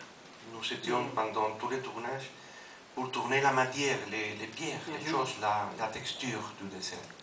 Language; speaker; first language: French; non-native, fluent; Spanish